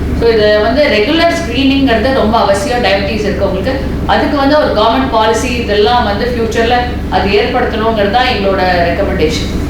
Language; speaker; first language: Tamil; native; Tamil